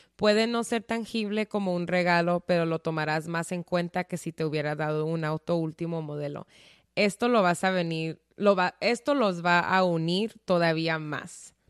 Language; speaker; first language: Spanish; early bilingual, heritage; Spanish